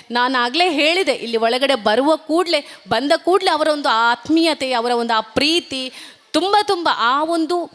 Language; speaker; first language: Kannada; non-native, local second language; Tulu